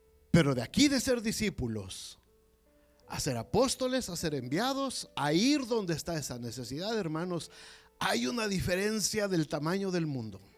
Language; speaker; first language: Spanish; native; Spanish